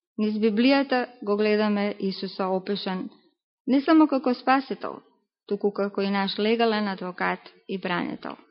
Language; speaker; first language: Macedonian; native; Macedonian